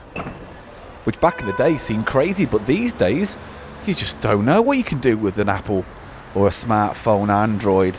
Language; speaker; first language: English; native; English